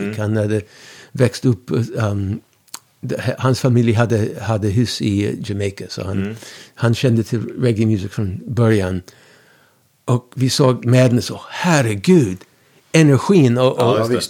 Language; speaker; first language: Swedish; non-native, fluent; English